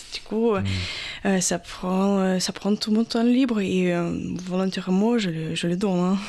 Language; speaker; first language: French; non-native, fluent; Russian